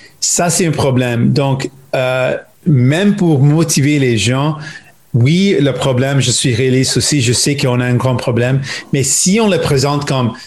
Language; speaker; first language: French; non-native, local second language; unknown